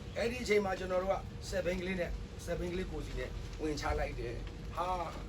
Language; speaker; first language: Burmese; non-native, local second language; S'gaw Karen